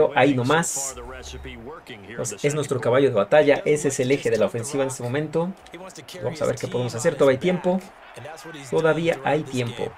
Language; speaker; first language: Spanish; native; Spanish